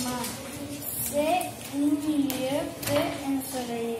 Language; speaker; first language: French; non-native, learner; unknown